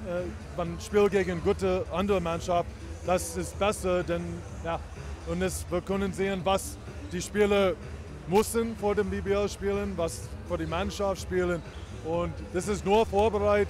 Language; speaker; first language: German; non-native, learner; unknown